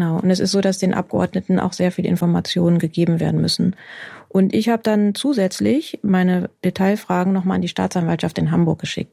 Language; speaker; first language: German; native; German